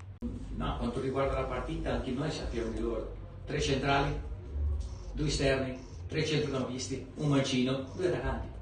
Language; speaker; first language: Italian; non-native, fluent; Portuguese